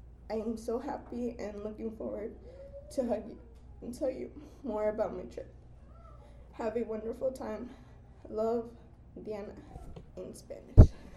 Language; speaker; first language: English; early bilingual, other home language; Spanish